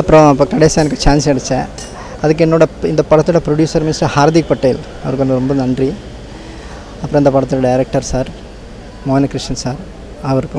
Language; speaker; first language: Tamil; non-native, fluent; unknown